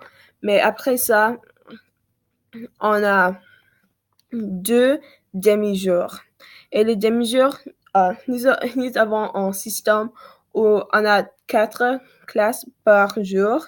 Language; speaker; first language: French; non-native, learner; English